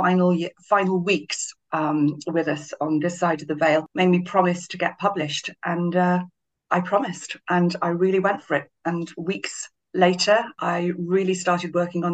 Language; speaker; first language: English; native; English